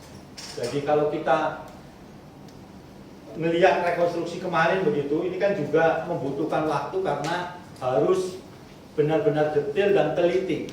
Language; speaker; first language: Indonesian; native; Indonesian